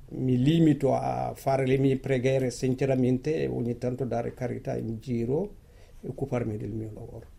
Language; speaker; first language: Italian; non-native, fluent; Wolof